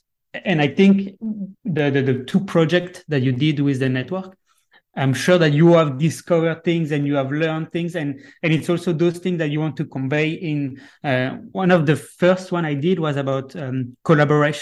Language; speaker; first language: English; non-native, fluent; French